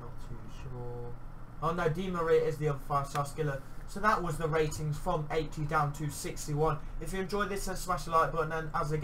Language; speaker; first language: English; native; English